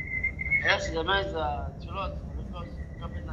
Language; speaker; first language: English; non-native, learner; Arabic